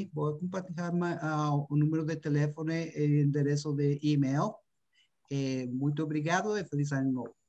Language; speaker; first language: Portuguese; non-native, learner; Spanish